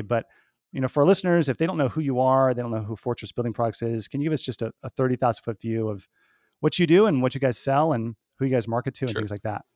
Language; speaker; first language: English; native; English